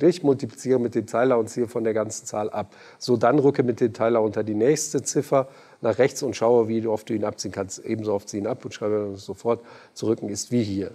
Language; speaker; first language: German; native; German